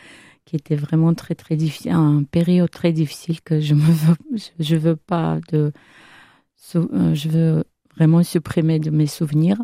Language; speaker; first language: French; non-native, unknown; Armenian